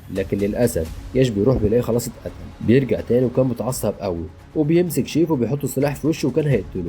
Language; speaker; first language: Arabic; native; Arabic